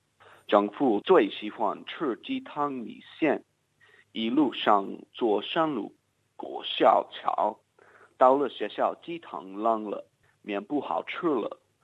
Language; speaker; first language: Chinese; non-native, learner; English